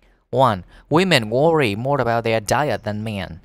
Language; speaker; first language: English; non-native, fluent; Vietnamese